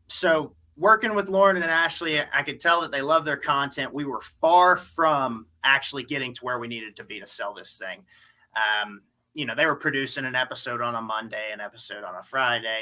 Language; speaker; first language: English; native; English